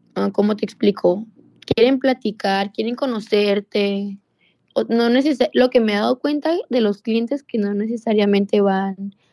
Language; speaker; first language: Spanish; native; Spanish